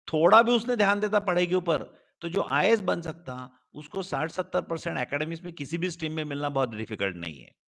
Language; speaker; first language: Hindi; non-native, local second language; Marathi